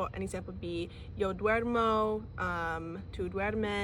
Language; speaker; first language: Spanish; non-native, learner; English